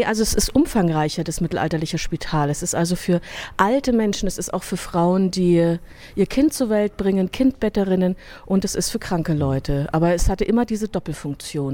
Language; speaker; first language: German; native; German